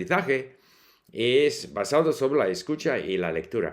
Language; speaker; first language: Spanish; non-native, fluent; English